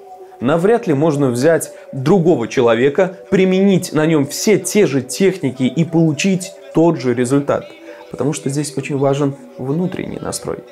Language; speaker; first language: Russian; native; Russian